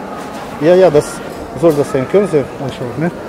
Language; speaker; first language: German; non-native, learner; Russian